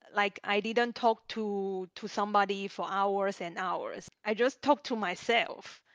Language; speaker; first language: English; non-native, learner; Chinese